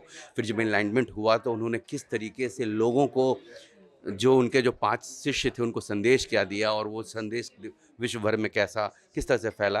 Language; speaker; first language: Hindi; native; Hindi